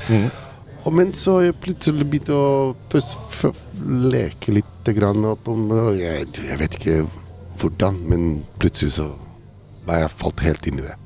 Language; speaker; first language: Norwegian; early bilingual, heritage; Italian